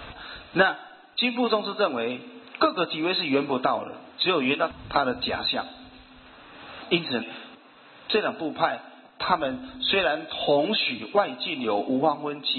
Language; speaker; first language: Chinese; native; Chinese